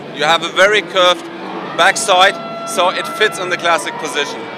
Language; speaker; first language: English; non-native, fluent; German